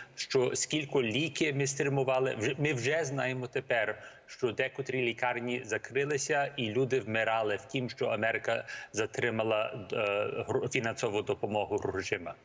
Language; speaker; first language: Ukrainian; early bilingual, heritage; Ukrainian